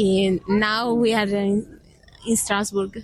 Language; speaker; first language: English; non-native, learner; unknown